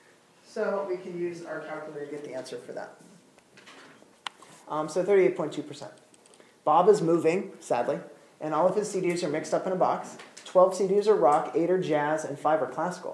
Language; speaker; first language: English; native; English